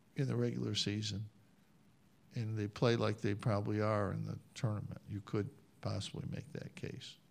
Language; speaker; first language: English; native; English